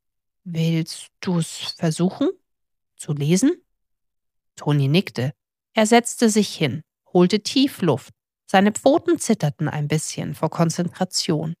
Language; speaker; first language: German; native; German